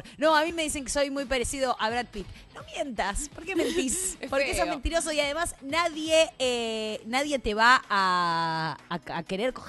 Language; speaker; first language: Spanish; native; Spanish